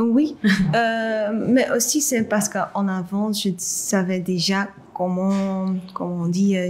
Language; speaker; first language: French; non-native, local second language; Dutch